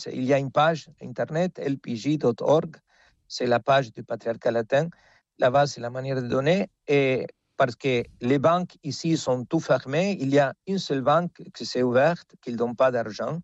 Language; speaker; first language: French; non-native, fluent; Spanish